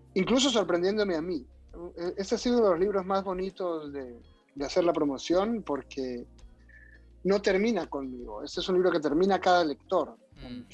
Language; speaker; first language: Spanish; native; Spanish